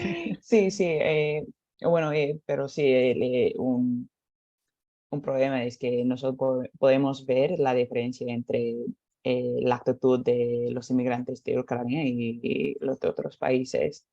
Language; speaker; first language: Spanish; non-native, learner; English